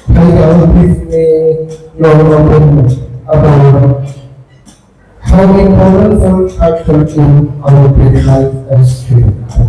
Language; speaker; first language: English; non-native, fluent; Indonesian